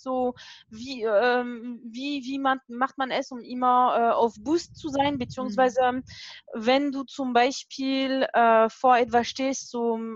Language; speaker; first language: German; non-native, fluent; French